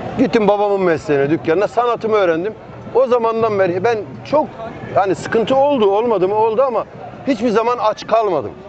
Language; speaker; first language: Turkish; native; Turkish